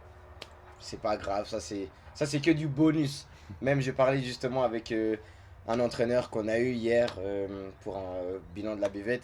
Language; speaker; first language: French; native; French